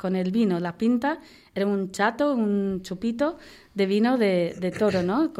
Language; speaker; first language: Spanish; non-native, fluent; English